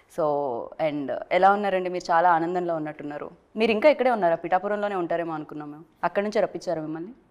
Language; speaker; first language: Telugu; native; Telugu